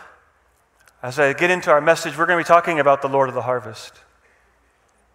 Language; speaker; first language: English; non-native, fluent; Czech